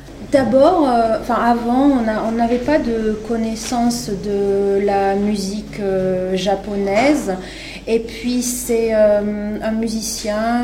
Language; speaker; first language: French; native; French